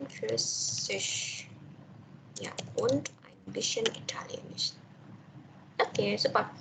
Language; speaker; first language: German; non-native, fluent; Indonesian